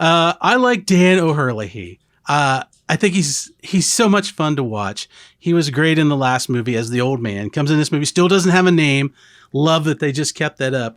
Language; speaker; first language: English; native; English